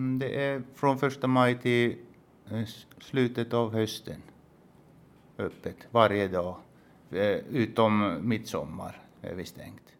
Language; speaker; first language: Swedish; non-native, local second language; Finnish